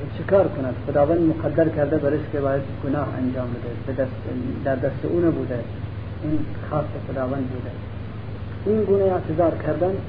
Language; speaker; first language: Persian; non-native, local second language; Central Kurdish